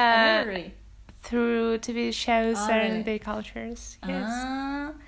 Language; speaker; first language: English; non-native, fluent; Russian